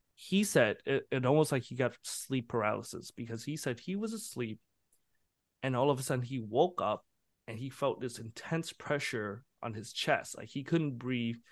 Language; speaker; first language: English; early bilingual, other home language; Vietnamese